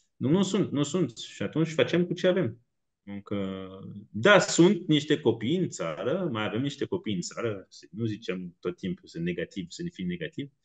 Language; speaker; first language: Romanian; non-native, fluent; French